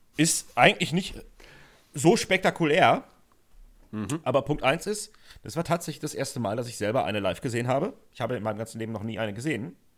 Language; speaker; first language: German; native; German